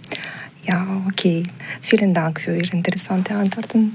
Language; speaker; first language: German; non-native, learner; Ukrainian